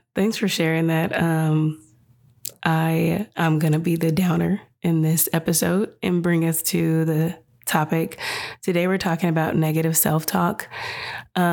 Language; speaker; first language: English; native; English